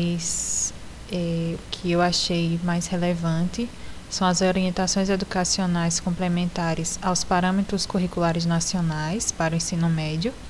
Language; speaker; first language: Portuguese; native; Portuguese